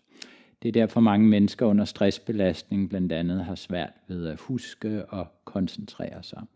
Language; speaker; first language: Danish; native; Danish